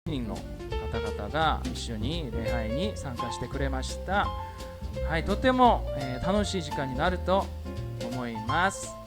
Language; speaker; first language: Japanese; non-native, fluent; Korean